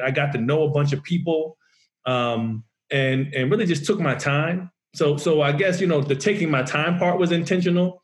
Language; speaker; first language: English; native; English